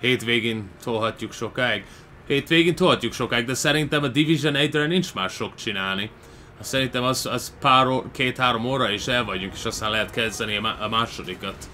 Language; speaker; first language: Hungarian; early bilingual, heritage; Hungarian